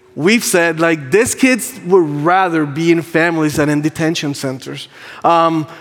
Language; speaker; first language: English; non-native, fluent; Spanish